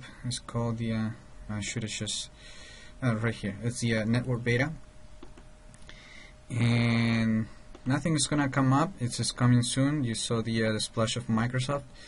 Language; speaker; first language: English; non-native, fluent; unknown